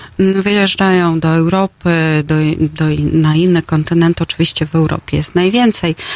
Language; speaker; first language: Polish; non-native, fluent; Russian